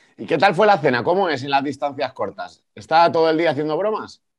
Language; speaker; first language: Spanish; native; Spanish